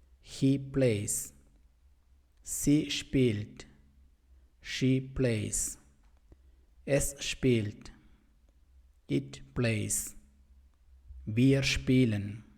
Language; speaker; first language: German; non-native, fluent; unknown